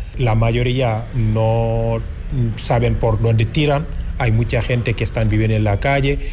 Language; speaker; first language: Spanish; non-native, fluent; Wolof